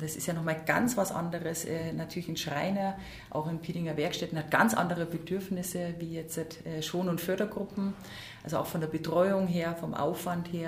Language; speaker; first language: German; native; German